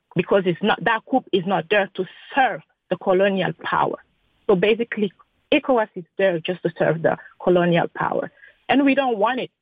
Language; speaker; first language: English; non-native, fluent; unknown